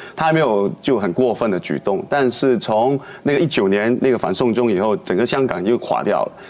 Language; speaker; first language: Chinese; non-native, local second language; Cantonese